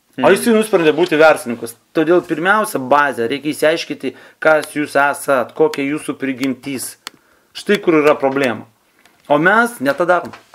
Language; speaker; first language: Lithuanian; non-native, local second language; Russian